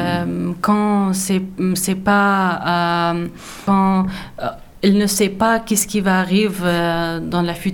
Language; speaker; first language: French; non-native, learner; Persian